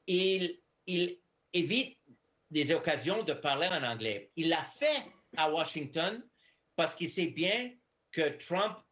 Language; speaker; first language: French; non-native, fluent; English